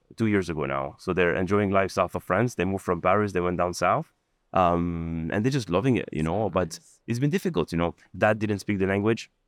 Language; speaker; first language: English; non-native, fluent; Arabic